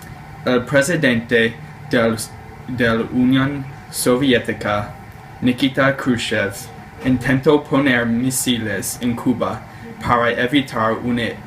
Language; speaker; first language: Spanish; non-native, learner; English